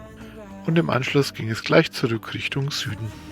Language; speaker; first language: German; native; German